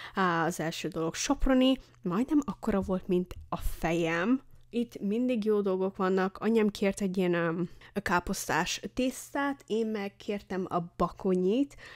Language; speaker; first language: Hungarian; early bilingual, heritage; Hungarian